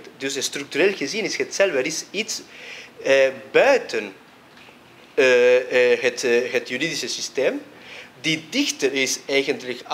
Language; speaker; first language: Dutch; non-native, fluent; Spanish